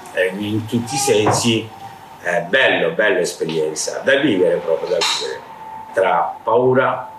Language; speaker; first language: Italian; non-native, fluent; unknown